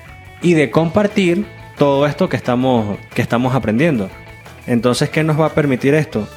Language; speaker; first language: Spanish; native; Spanish